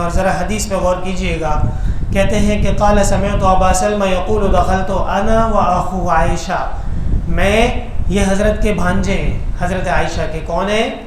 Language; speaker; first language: Urdu; non-native, local second language; Pashto